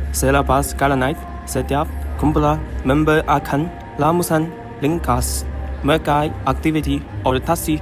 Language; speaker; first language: Malay; non-native, learner; Chinese